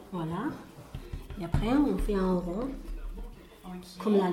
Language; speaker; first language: French; non-native, learner; Arabic